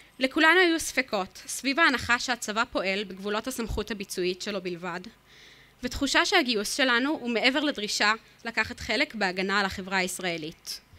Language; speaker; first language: Hebrew; native; Hebrew